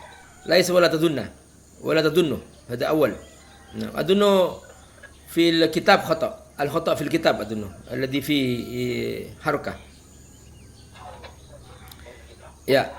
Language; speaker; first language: Arabic; non-native, fluent; Indonesian